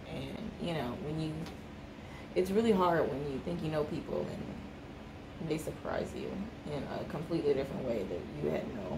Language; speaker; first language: English; native; English